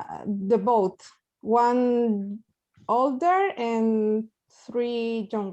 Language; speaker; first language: English; non-native, learner; Spanish